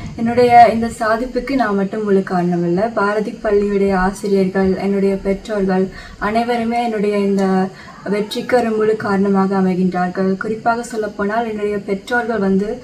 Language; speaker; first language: Tamil; early bilingual, heritage; Tamil